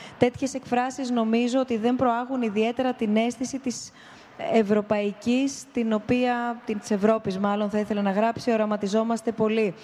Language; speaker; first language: Greek; native; Greek